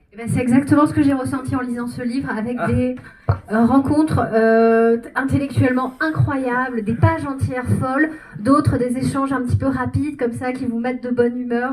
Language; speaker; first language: French; native; French